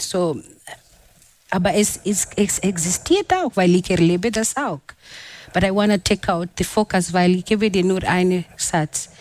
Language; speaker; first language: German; non-native, fluent; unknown